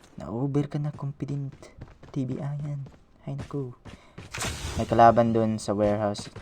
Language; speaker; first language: Filipino; non-native, local second language; Cebuano